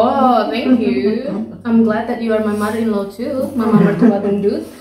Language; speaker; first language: English; non-native, learner; Indonesian